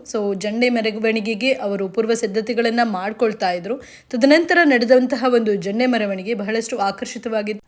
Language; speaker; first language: Kannada; non-native, local second language; Konkani